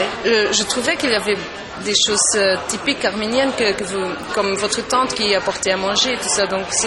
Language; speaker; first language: French; non-native, local second language; Dutch